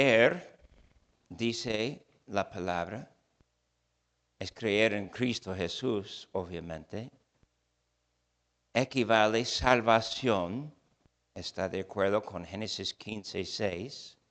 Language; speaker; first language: Spanish; non-native, fluent; English